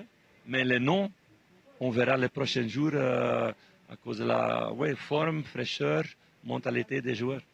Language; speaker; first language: French; non-native, fluent; Dutch